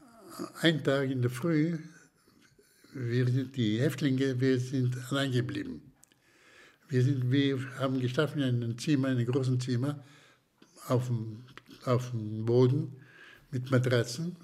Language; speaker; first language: German; non-native, fluent; Slovak